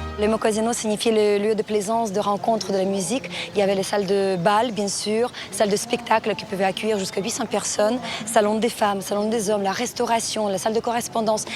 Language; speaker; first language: French; non-native, fluent; Ukrainian